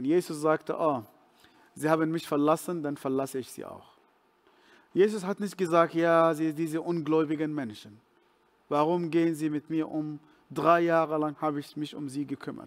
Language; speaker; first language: German; non-native, fluent; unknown